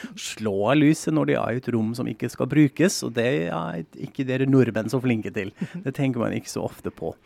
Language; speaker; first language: Norwegian; non-native, fluent; German